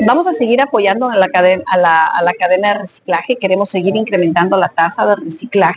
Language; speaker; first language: Spanish; native; Spanish